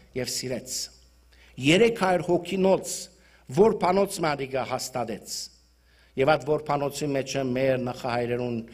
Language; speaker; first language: Armenian; early bilingual, heritage; Armenian